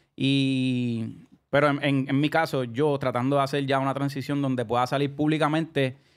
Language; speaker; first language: Spanish; native; Spanish